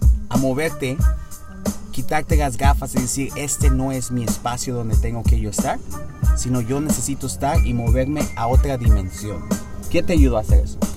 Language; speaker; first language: Spanish; early bilingual, heritage; Spanish